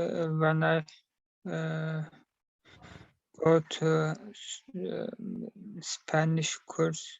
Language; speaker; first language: English; non-native, learner; Turkish